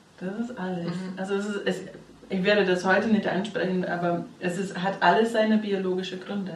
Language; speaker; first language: German; non-native, fluent; English